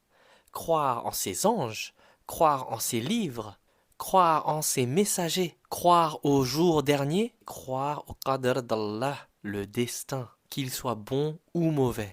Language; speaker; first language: French; native; French